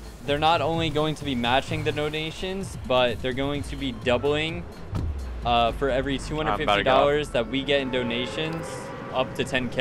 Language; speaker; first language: English; native; English